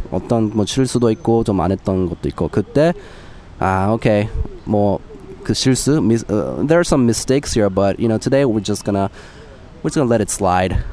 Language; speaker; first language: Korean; non-native, fluent; English